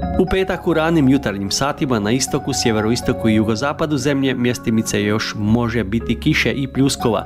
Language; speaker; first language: Croatian; early bilingual, heritage; Croatian